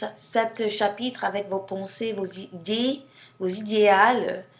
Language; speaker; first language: French; non-native, fluent; English